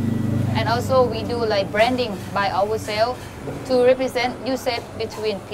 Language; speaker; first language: English; non-native, fluent; Thai